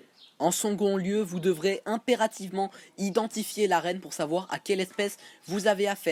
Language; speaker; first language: French; native; French